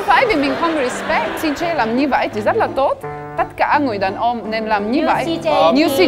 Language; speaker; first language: Vietnamese; non-native, fluent; French